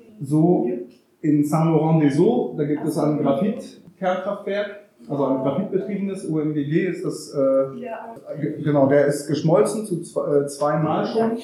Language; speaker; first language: German; native; German